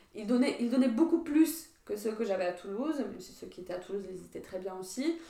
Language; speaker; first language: French; non-native, fluent; Ukrainian